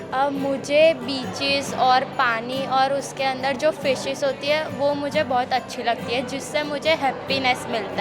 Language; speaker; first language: Hindi; non-native, local second language; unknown